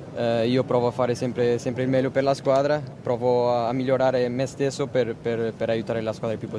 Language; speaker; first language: Italian; non-native, fluent; Portuguese